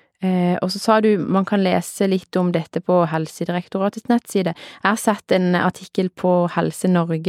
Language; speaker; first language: Norwegian; native; Norwegian